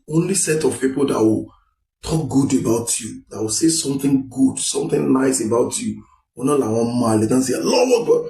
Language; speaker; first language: English; non-native, local second language; Yoruba